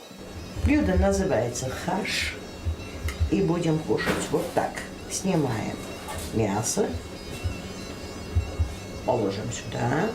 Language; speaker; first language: Russian; non-native, fluent; Armenian